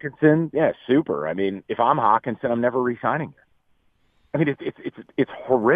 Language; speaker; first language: English; native; English